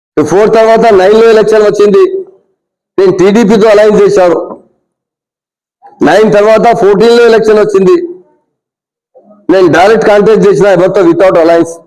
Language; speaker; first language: Telugu; non-native, local second language; Urdu